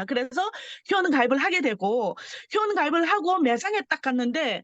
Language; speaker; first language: Korean; early bilingual, heritage; Korean